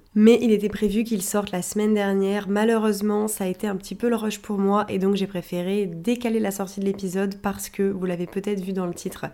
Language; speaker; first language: French; native; French